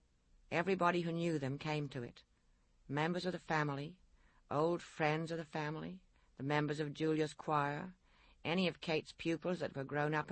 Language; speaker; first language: English; native; English